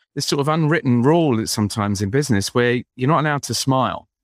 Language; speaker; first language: English; native; English